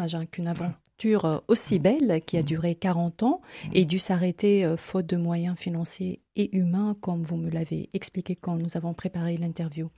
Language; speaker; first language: French; native; French